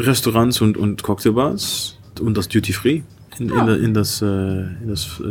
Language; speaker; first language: German; non-native, learner; Dutch